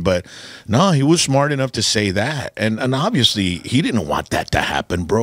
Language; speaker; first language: English; early bilingual, other home language; Spanish